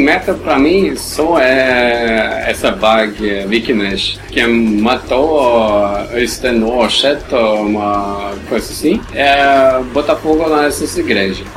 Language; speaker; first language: Portuguese; non-native, learner; Norwegian